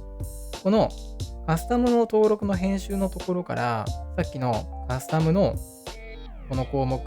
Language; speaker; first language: Japanese; native; Japanese